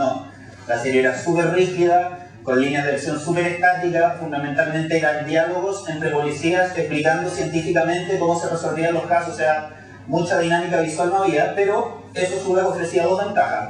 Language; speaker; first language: Spanish; native; Spanish